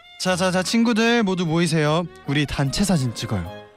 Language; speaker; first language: Korean; native; Korean